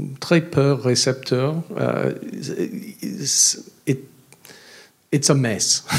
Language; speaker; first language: French; non-native, learner; English